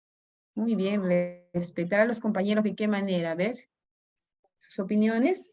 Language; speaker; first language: Spanish; native; Spanish